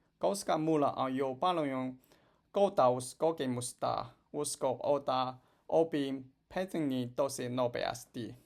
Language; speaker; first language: Finnish; non-native, learner; Chinese